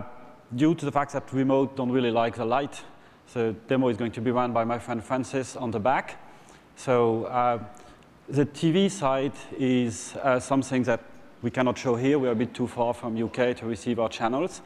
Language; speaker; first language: English; non-native, fluent; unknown